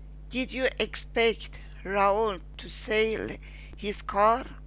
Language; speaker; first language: English; non-native, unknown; Persian